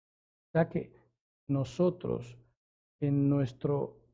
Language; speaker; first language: Spanish; native; Spanish